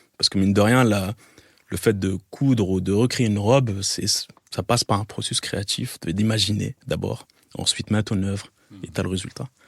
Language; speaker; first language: French; non-native, local second language; Arabic